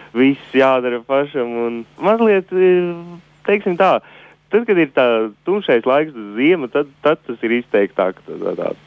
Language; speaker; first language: Latvian; native; Latvian